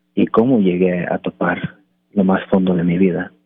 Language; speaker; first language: Spanish; early bilingual, heritage; Spanish